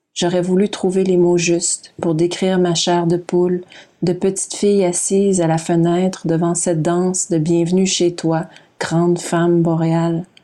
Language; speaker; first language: French; native; French